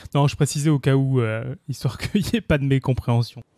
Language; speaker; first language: French; native; French